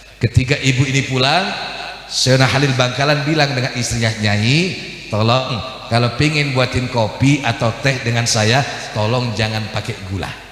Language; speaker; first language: Indonesian; native; Indonesian